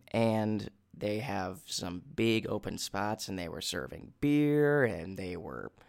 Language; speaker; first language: English; native; English